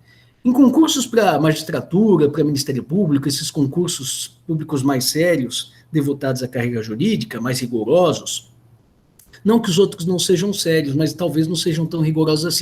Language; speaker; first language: Portuguese; native; Portuguese